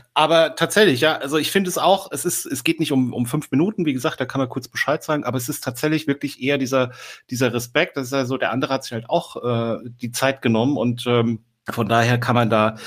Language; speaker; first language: German; native; German